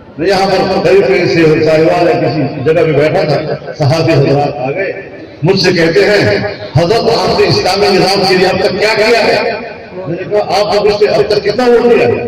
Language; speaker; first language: Urdu; non-native, local second language; Pashto